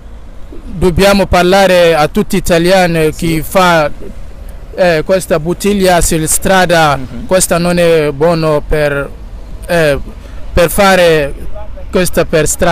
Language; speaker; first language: Italian; non-native, learner; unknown